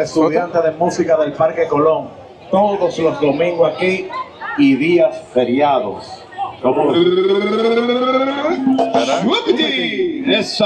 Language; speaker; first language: Spanish; native; Spanish